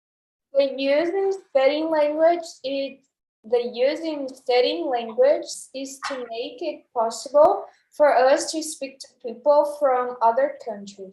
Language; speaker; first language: English; non-native, learner; Portuguese